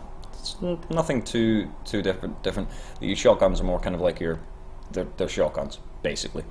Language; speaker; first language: English; native; English